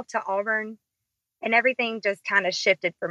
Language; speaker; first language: English; native; English